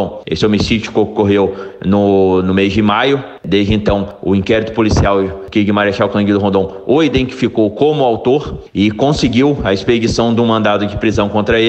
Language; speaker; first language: Portuguese; native; Portuguese